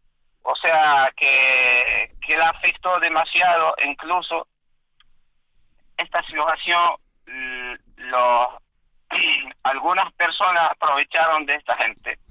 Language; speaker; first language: Spanish; non-native, fluent; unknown